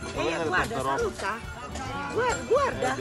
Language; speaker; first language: Italian; non-native, learner; Indonesian